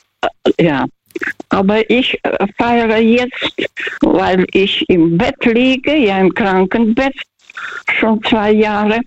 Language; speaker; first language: German; early bilingual, heritage; Russian